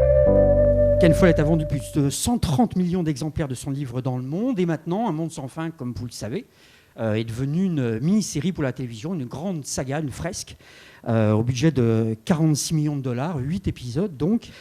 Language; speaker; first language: French; native; French